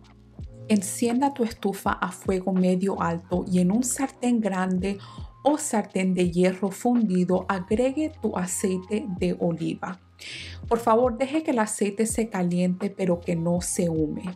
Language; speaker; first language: Spanish; non-native, fluent; English